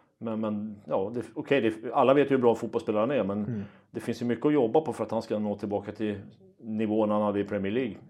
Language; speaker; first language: Swedish; native; Swedish